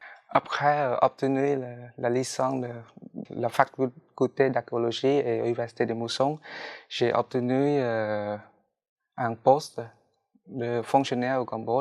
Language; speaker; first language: French; non-native, fluent; Khmer